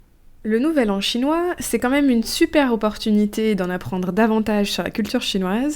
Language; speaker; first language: French; native; French